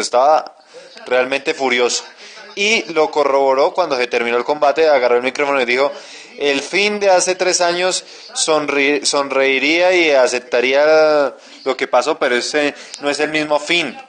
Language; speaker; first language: Spanish; native; Spanish